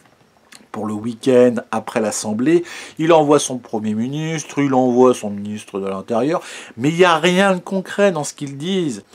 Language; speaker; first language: French; native; French